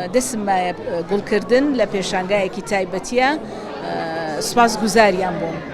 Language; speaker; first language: Central Kurdish; native; Central Kurdish